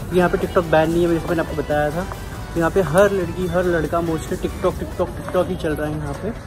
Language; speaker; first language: Hindi; native; Hindi